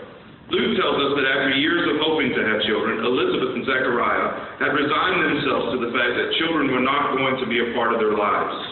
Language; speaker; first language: English; native; English